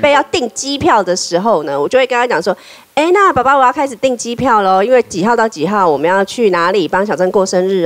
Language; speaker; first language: Chinese; native; Chinese